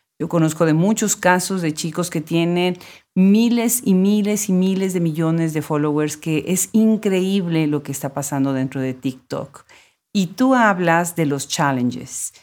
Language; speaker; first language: Spanish; native; Spanish